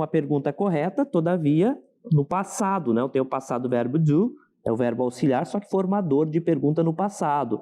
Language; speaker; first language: Portuguese; native; Portuguese